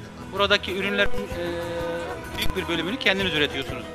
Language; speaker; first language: Turkish; native; Turkish